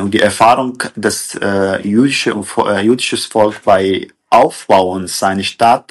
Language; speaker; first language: German; non-native, fluent; Kurdish